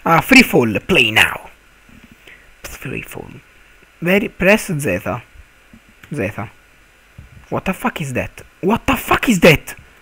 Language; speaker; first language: English; non-native, learner; Italian